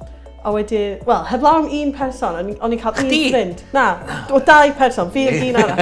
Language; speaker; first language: Welsh; non-native, local second language; English